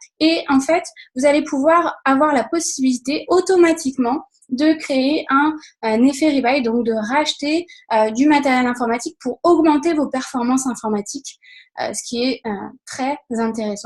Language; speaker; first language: French; native; French